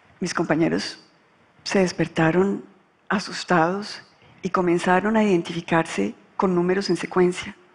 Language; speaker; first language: Spanish; native; Spanish